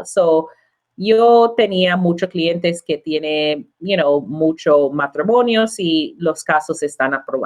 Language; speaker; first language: Spanish; non-native, learner; English